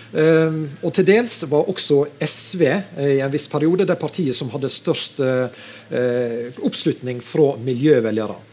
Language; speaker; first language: Norwegian; native; Norwegian